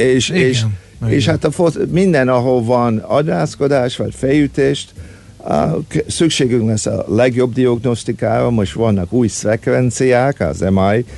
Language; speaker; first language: Hungarian; early bilingual, heritage; Hungarian